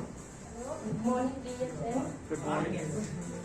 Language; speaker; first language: Hindi; non-native, learner; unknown